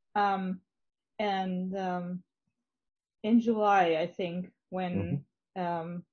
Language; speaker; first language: English; non-native, fluent; German